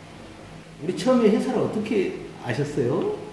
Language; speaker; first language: Korean; native; Korean